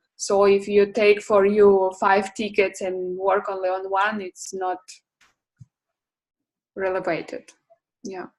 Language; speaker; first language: English; non-native, learner; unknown